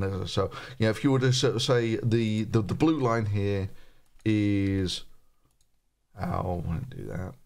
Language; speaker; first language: English; native; English